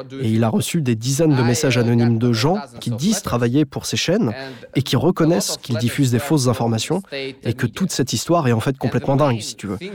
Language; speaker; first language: French; native; French